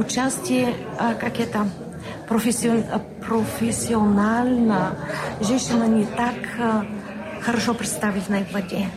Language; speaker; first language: Russian; non-native, fluent; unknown